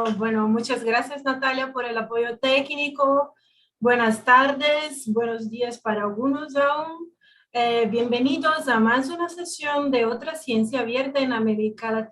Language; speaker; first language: Spanish; non-native, fluent; Portuguese